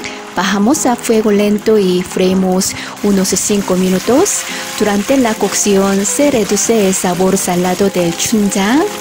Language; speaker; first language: Spanish; non-native, fluent; Korean